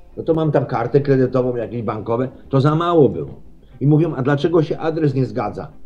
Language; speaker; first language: Polish; native; Polish